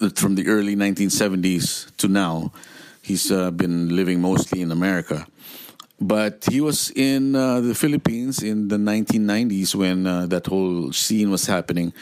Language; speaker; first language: English; non-native, local second language; Filipino